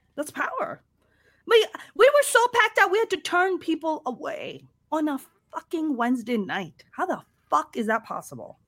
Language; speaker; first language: English; non-native, local second language; Urdu